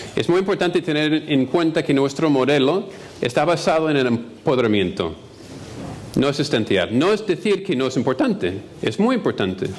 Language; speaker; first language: Spanish; non-native, fluent; English